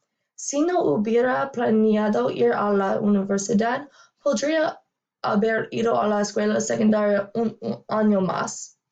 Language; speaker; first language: Spanish; non-native, learner; English